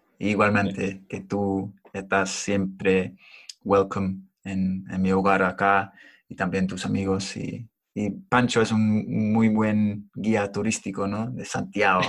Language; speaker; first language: Spanish; non-native, learner; English